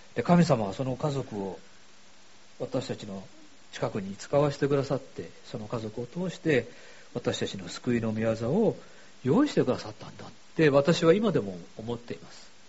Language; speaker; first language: Japanese; native; Japanese